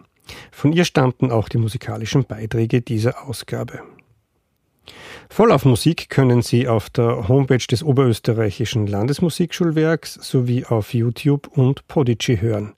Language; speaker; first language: German; native; German